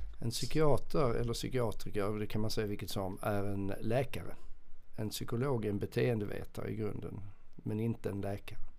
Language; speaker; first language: Swedish; native; Swedish